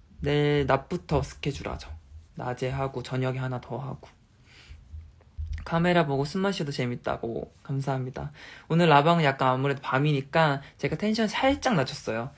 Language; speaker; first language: Korean; native; Korean